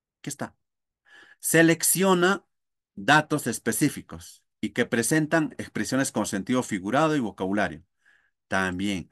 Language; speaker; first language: Spanish; non-native, local second language; Quechua